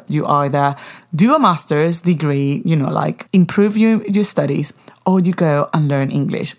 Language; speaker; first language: English; non-native, fluent; Spanish